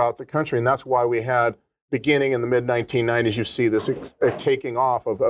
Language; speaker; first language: English; native; English